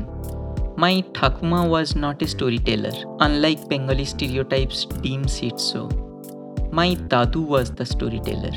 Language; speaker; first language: English; non-native, local second language; Bangla